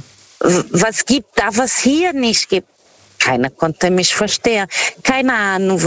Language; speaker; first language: German; non-native, fluent; Portuguese